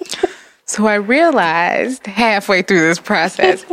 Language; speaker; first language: English; early bilingual, other home language; Jamaican Creole English